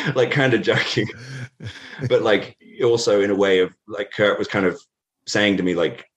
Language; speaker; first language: English; native; English